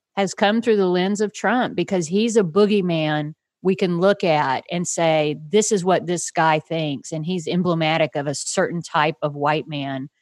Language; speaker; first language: English; native; English